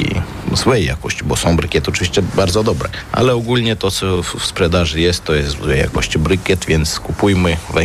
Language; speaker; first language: Polish; non-native, fluent; Armenian